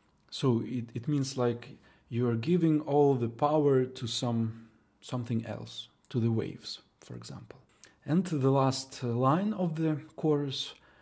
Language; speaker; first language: English; non-native, fluent; Ukrainian